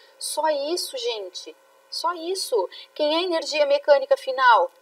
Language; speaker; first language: Portuguese; native; Portuguese